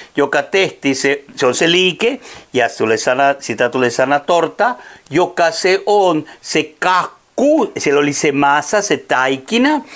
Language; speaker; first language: Finnish; non-native, fluent; Spanish